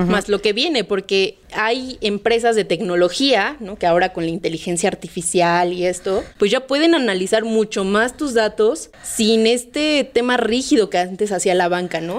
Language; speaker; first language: Spanish; native; Spanish